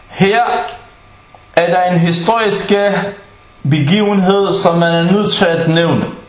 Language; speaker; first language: Danish; early bilingual, other home language; Arabic